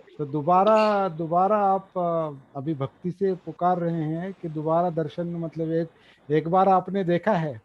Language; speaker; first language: Hindi; non-native, local second language; Marathi